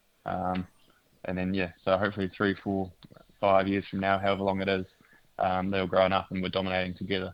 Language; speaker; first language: English; native; English